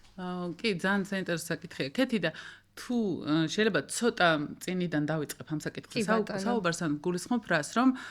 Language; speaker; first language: Georgian; native; Georgian